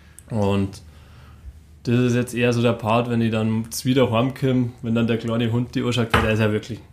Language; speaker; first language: German; native; German